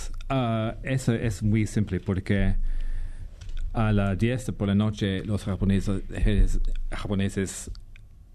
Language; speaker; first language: Spanish; non-native, fluent; English